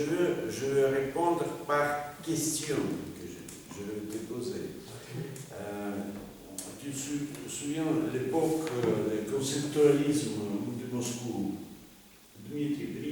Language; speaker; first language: French; non-native, fluent; Russian